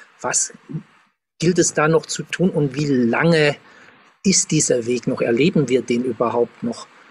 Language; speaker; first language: German; native; German